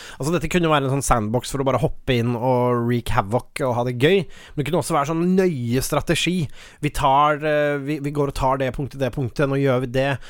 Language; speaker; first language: Norwegian; native; Norwegian